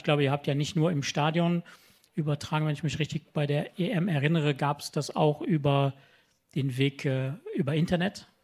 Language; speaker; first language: German; non-native, local second language; Luxembourgish